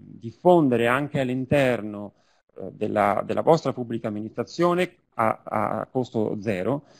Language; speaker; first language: Italian; native; Italian